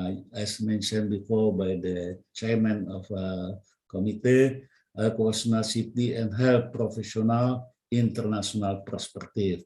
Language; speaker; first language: English; non-native, learner; Indonesian